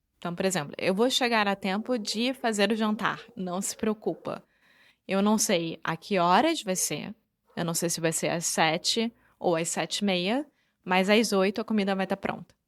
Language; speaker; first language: Portuguese; native; Portuguese